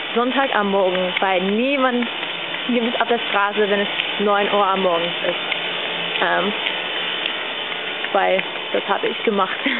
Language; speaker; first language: German; non-native, learner; English